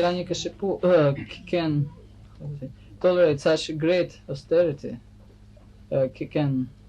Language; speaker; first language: English; non-native, fluent; Russian